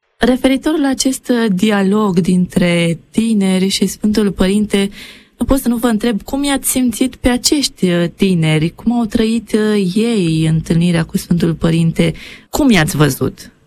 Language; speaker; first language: Romanian; native; Romanian